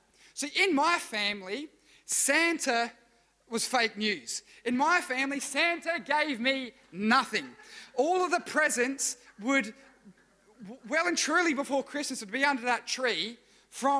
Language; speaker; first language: English; native; English